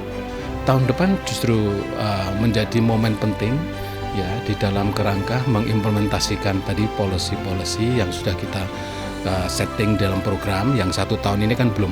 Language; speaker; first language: Indonesian; native; Indonesian